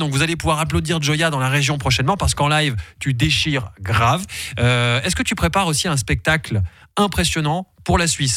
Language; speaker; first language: French; native; French